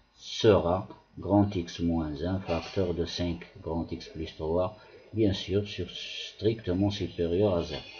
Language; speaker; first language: French; non-native, local second language; Arabic